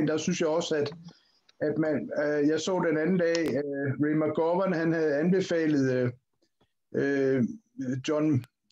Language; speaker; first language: Danish; native; Danish